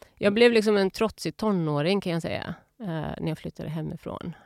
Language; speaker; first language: Swedish; early bilingual, other home language; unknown